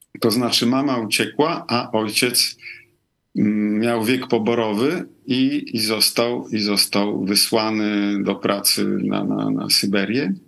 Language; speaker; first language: Polish; early bilingual, other home language; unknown